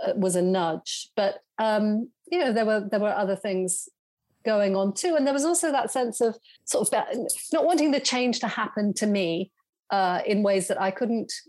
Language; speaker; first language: English; native; English